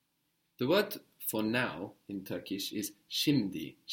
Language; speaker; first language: Turkish; non-native, fluent; English